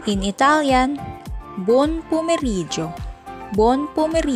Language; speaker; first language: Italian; non-native, learner; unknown